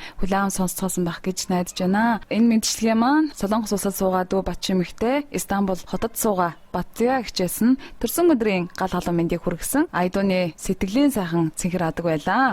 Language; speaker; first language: Mongolian; native; Mongolian